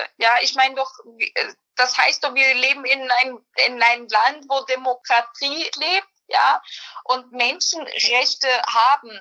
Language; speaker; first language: German; early bilingual, other home language; Bosnian